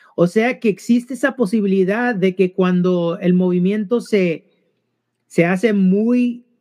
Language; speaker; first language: Spanish; early bilingual, heritage; Spanish